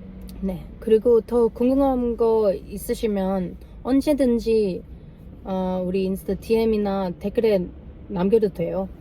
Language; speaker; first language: Korean; non-native, learner; English